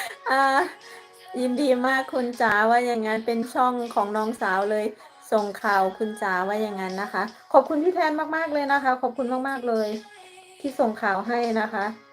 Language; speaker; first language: Thai; native; Thai